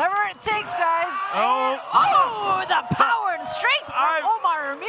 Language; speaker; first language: English; native; English